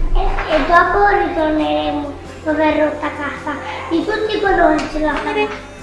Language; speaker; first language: Italian; native; Italian